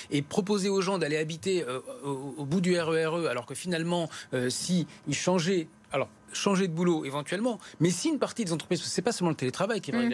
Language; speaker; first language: French; native; French